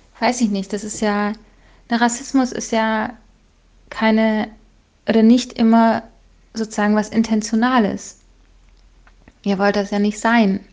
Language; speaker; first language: German; native; German